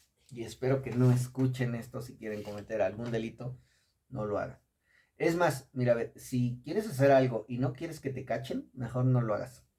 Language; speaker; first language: Spanish; native; Spanish